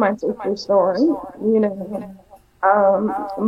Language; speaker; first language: English; native; English